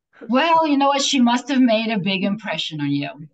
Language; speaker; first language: English; native; English